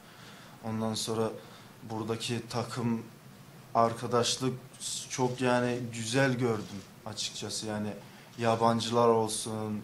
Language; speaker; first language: Turkish; early bilingual, heritage; English